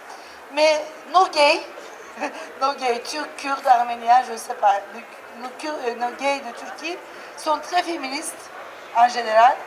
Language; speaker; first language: French; non-native, fluent; Turkish